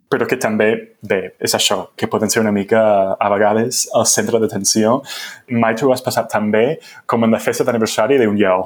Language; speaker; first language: Catalan; non-native, fluent; English